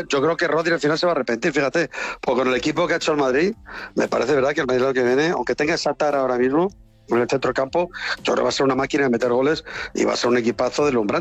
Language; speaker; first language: Spanish; native; Spanish